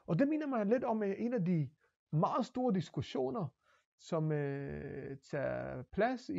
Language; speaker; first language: Danish; non-native, fluent; Hebrew